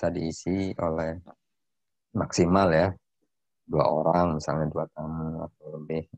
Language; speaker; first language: Indonesian; native; Indonesian